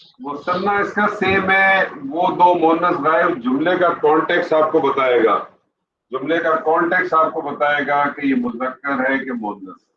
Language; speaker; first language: Urdu; native; Urdu